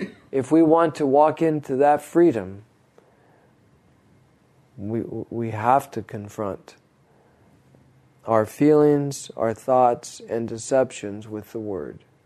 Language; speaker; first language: English; native; English